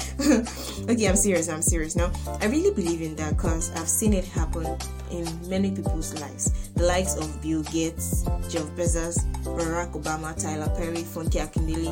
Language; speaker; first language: English; non-native, local second language; Yoruba